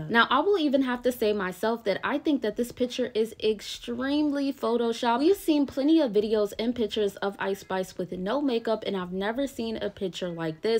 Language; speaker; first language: English; native; English